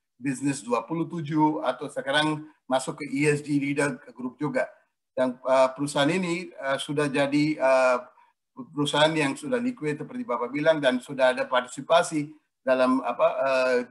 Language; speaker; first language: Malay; non-native, fluent; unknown